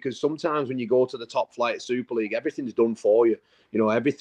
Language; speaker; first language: English; native; English